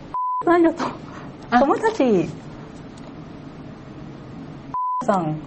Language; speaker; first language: Japanese; non-native, learner; Cantonese